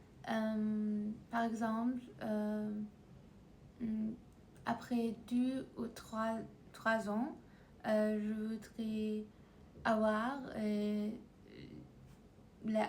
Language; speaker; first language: French; non-native, learner; Persian